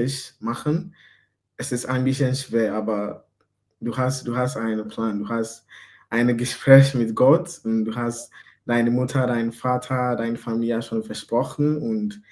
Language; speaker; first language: German; non-native, fluent; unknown